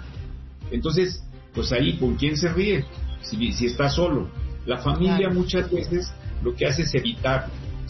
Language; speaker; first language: Spanish; native; Spanish